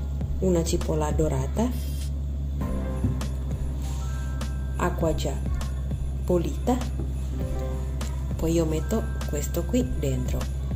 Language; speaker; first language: Italian; non-native, learner; Indonesian